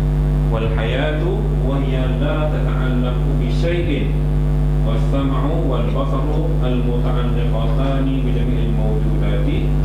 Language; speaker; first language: Arabic; non-native, fluent; Malay